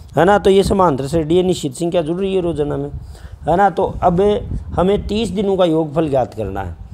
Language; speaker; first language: Hindi; native; Hindi